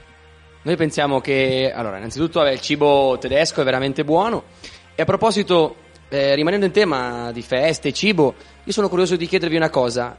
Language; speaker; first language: Italian; native; Italian